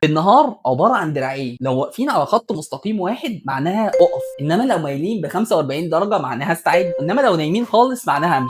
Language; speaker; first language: Arabic; native; Arabic